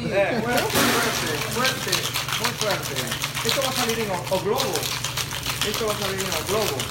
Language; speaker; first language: Portuguese; non-native, learner; Spanish